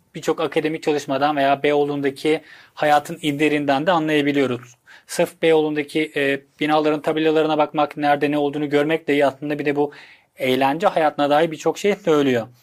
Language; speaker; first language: Turkish; native; Turkish